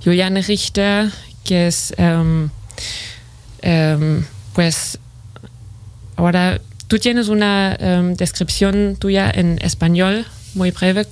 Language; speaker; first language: Spanish; non-native, fluent; German